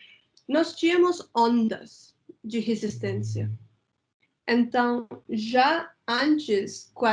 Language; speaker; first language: Portuguese; non-native, fluent; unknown